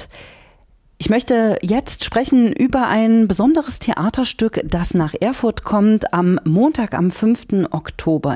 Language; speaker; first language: German; native; German